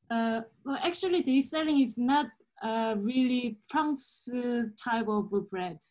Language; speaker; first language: English; non-native, learner; Korean